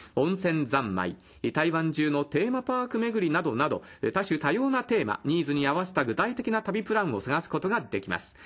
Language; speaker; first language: Japanese; native; Japanese